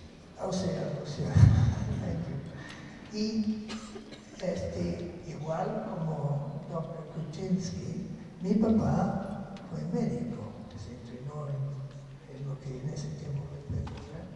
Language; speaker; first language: Spanish; non-native, fluent; English